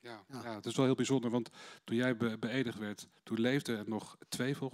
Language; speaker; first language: Dutch; native; Dutch